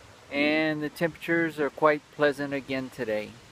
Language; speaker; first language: English; early bilingual, other home language; French